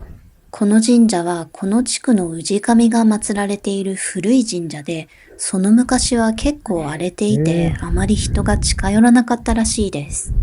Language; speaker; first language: Japanese; native; Japanese